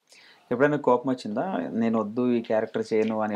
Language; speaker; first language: Telugu; native; Telugu